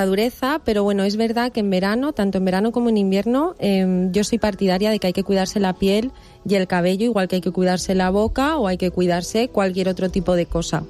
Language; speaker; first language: Spanish; native; Spanish